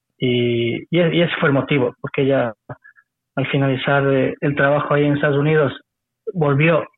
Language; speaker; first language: Spanish; native; Spanish